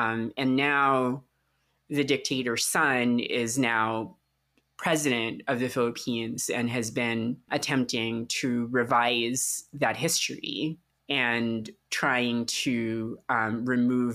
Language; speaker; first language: English; non-native, local second language; Filipino